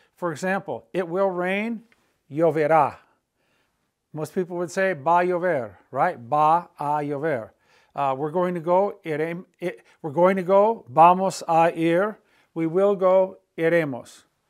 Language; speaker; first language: English; native; English